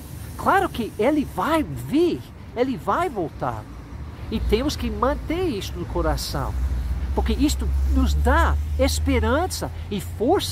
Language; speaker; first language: Portuguese; non-native, fluent; English